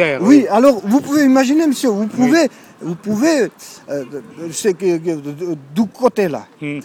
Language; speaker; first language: French; non-native, learner; Georgian